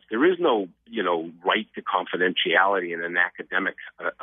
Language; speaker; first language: English; native; English